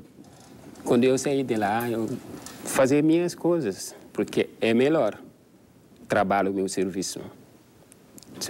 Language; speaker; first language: Portuguese; non-native, learner; Wolof